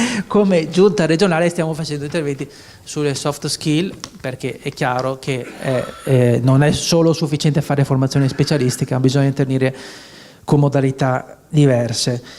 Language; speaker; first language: Italian; native; Italian